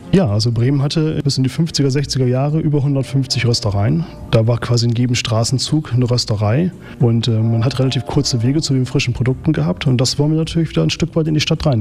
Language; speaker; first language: German; native; German